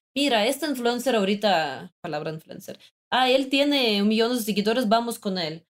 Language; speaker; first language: Spanish; non-native, fluent; Russian